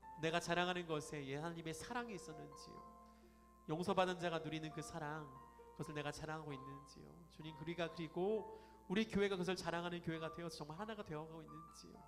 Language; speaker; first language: Korean; native; Korean